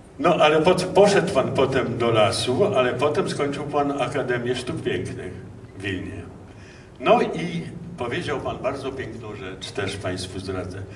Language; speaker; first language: Polish; native; Polish